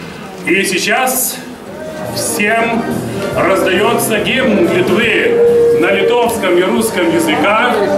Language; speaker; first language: Russian; non-native, fluent; Lithuanian